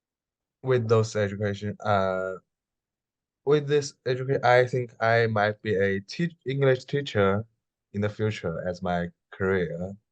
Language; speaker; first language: English; non-native, learner; Chinese